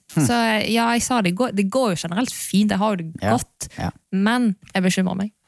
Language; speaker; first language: Norwegian; native; Norwegian